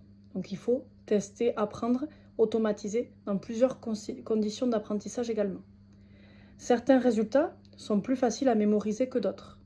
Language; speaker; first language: French; native; French